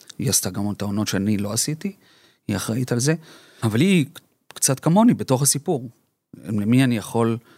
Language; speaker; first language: Hebrew; early bilingual, other home language; Spanish